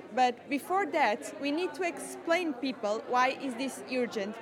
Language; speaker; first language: English; non-native, fluent; Portuguese